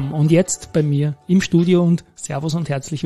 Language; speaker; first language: German; native; German